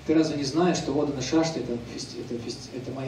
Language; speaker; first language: Russian; native; Russian